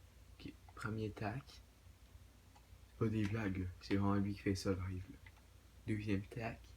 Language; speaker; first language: French; native; French